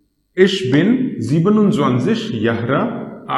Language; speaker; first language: German; non-native, fluent; Hindi